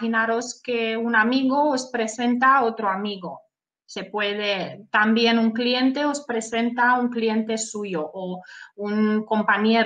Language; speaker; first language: Spanish; non-native, fluent; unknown